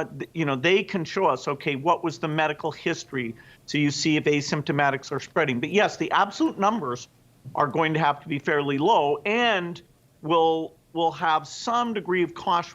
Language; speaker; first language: English; native; English